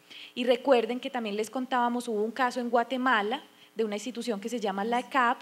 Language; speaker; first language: Spanish; native; Spanish